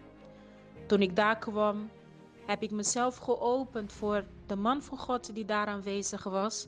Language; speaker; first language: Dutch; non-native, fluent; Portuguese